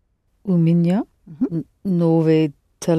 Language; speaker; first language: Russian; non-native, learner; English